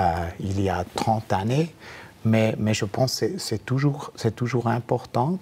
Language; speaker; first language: French; non-native, fluent; German